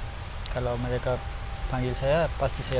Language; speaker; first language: Indonesian; non-native, learner; Spanish